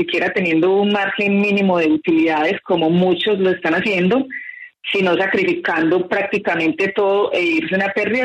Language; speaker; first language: Spanish; native; Spanish